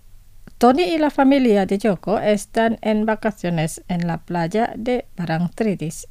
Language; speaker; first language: Spanish; non-native, fluent; Indonesian